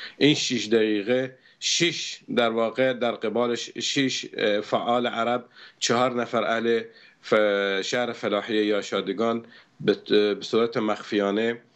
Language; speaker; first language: Persian; non-native, local second language; Arabic